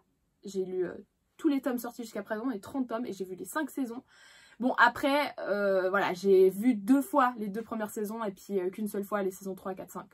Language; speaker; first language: French; native; French